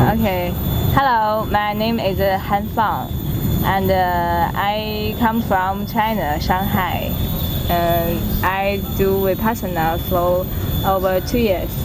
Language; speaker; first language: English; non-native, learner; Chinese